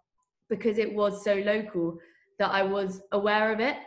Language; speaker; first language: English; native; English